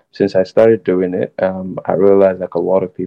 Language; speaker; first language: English; non-native, local second language; Yoruba